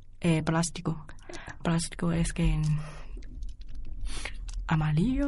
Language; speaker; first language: Spanish; non-native, learner; Chinese